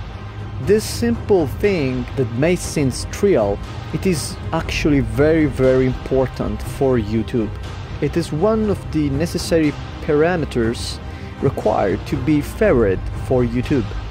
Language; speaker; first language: English; non-native, fluent; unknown